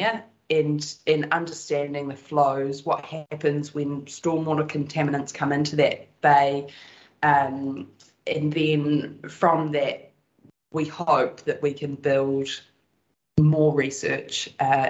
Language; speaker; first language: English; native; English